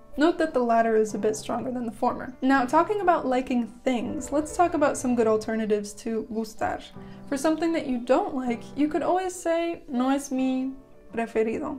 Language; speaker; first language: English; native; English